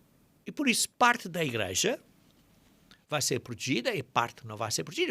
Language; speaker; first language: Portuguese; native; Portuguese